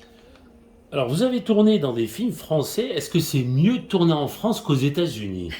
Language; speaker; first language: French; native; French